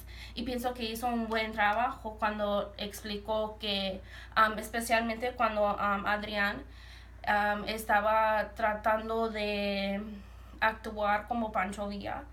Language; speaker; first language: Spanish; early bilingual, heritage; Spanish